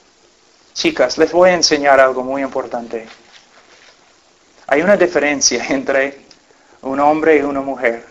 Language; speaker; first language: Spanish; non-native, fluent; English